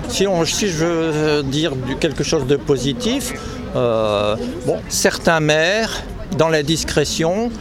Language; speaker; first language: French; native; French